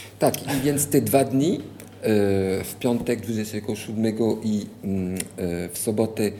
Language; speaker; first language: Polish; non-native, fluent; French